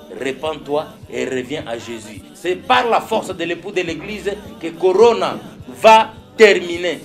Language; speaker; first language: French; non-native, local second language; Lingala